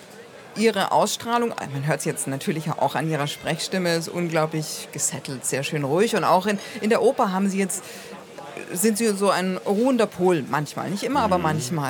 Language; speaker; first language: German; native; German